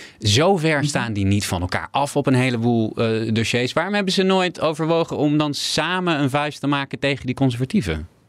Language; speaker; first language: Dutch; native; Dutch